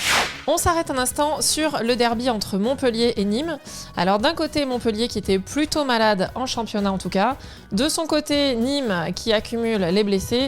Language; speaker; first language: French; native; French